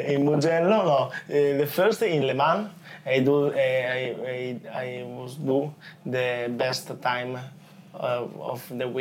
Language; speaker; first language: English; non-native, learner; Italian